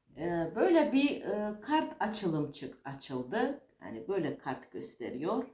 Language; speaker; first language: Turkish; non-native, fluent; Russian